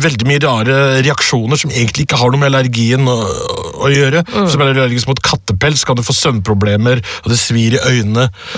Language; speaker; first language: Norwegian; early bilingual, other home language; Urdu